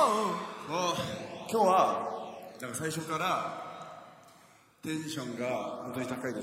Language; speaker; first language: Japanese; non-native, fluent; Korean